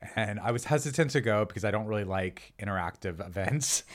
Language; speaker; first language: English; native; English